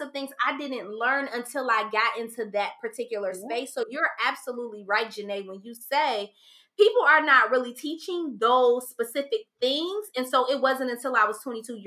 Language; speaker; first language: English; native; English